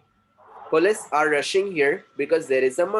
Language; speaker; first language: English; non-native, local second language; Hindi